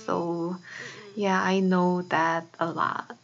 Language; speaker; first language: English; non-native, fluent; Korean